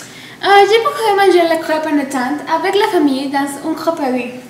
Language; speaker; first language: French; non-native, learner; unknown